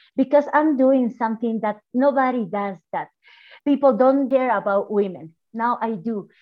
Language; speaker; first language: English; non-native, fluent; Spanish